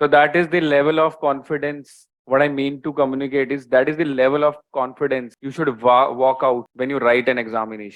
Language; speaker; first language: English; non-native, local second language; Hindi